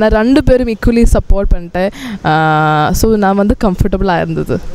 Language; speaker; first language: Tamil; non-native, learner; Malayalam